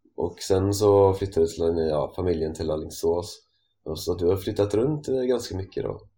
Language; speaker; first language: Swedish; native; Swedish